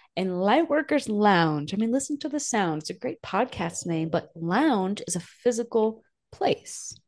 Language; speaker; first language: English; native; English